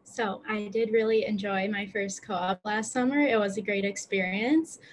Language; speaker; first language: English; native; English